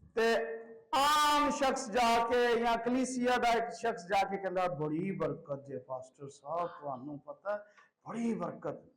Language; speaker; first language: Hindi; non-native, local second language; Punjabi